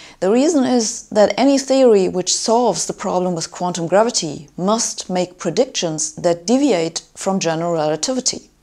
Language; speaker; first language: English; non-native, fluent; German